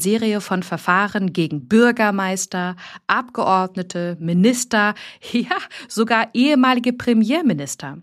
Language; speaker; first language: German; native; German